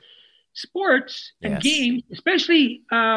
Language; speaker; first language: English; non-native, fluent; Italian